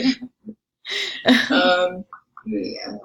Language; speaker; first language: Spanish; non-native, learner; English